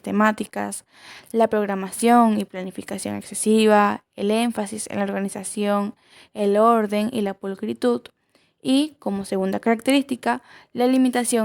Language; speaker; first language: Spanish; native; Spanish